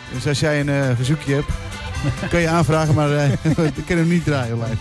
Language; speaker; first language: Dutch; native; Dutch